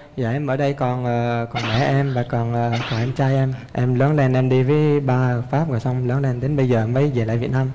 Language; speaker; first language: Vietnamese; early bilingual, heritage; Vietnamese